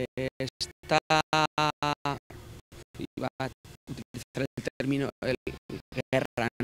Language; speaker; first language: Spanish; native; Spanish